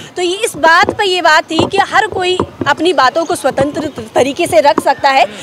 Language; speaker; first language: Hindi; native; Hindi